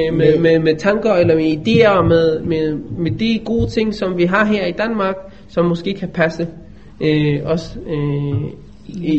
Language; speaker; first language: Danish; non-native, fluent; Hebrew